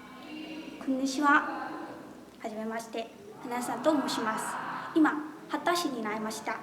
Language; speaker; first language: Japanese; non-native, learner; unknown